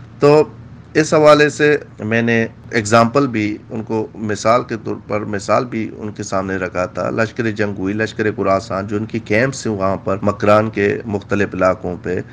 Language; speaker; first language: Urdu; non-native, local second language; Baluchi